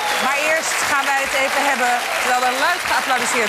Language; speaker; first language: Dutch; native; Dutch